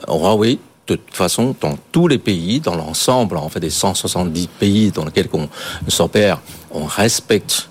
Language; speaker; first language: French; non-native, fluent; Chinese